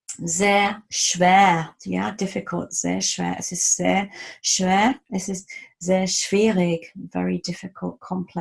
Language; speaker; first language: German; non-native, fluent; English